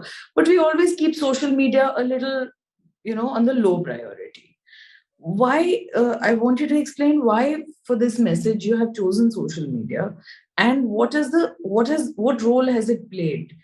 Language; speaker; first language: English; non-native, local second language; Hindi